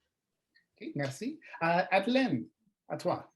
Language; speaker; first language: French; non-native, learner; English